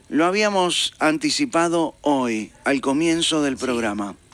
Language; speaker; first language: Spanish; native; Spanish